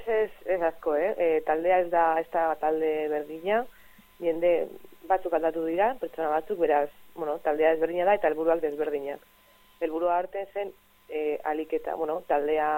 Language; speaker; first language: Basque; non-native, local second language; Spanish